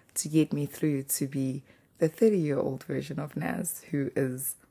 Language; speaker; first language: English; non-native, local second language; Zulu